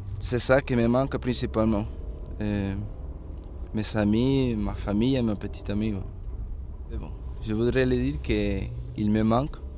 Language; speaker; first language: French; non-native, fluent; Spanish